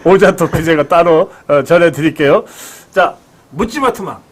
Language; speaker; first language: Korean; native; Korean